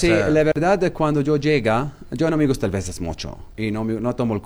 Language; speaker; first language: Spanish; non-native, learner; Arabic